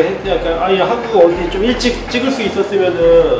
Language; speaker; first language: Korean; native; Korean